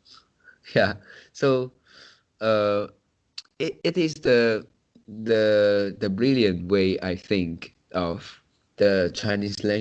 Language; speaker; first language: English; non-native, local second language; Chinese